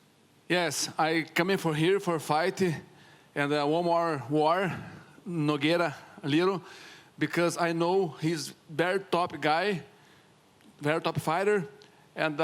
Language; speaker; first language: English; non-native, learner; Portuguese